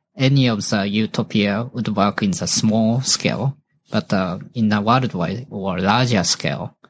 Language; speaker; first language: English; non-native, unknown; Japanese